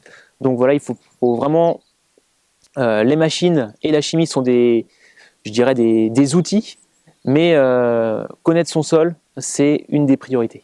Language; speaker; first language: French; native; French